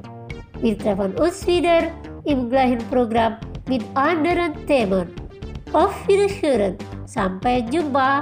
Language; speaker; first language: German; non-native, learner; Indonesian